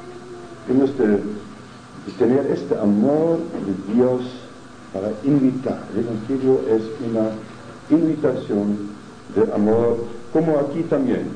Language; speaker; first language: Spanish; non-native, fluent; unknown